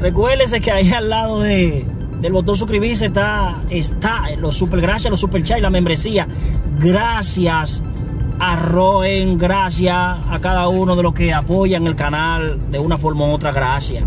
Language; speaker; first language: Spanish; native; Spanish